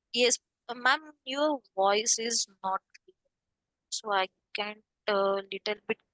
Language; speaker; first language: English; non-native, learner; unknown